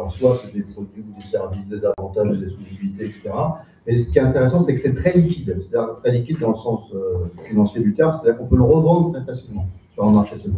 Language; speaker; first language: French; native; French